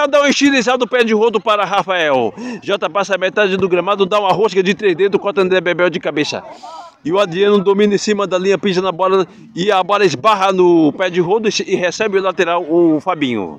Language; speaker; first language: Portuguese; native; Portuguese